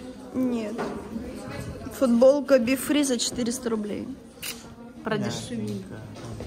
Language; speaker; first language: Russian; native; Russian